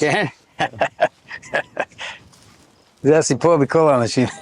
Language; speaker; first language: Hebrew; non-native, learner; English